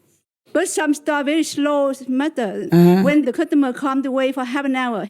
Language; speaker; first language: English; non-native, learner; Vietnamese